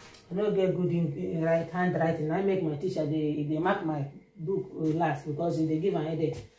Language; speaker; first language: English; non-native, local second language; Igbo